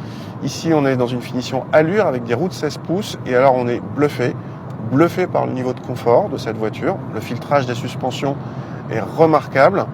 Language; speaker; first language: French; native; French